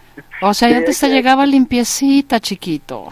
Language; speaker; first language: Spanish; native; Spanish